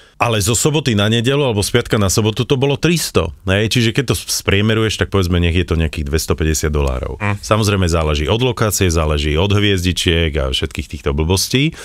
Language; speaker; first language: Slovak; native; Slovak